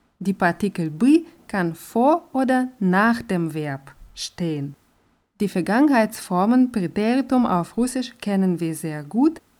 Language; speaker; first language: German; non-native, fluent; Russian